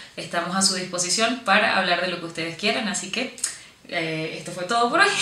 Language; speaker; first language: Spanish; native; Spanish